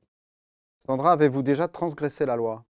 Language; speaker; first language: French; native; French